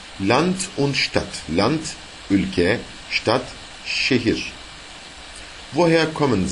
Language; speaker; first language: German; non-native, fluent; Turkish